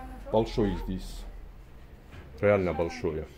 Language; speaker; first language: Russian; non-native, learner; Turkish